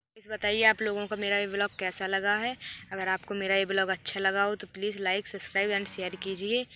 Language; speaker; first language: Hindi; native; Hindi